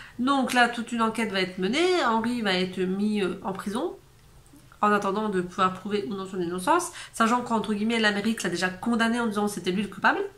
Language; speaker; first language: French; native; French